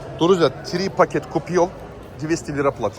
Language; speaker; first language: Russian; non-native, learner; Turkish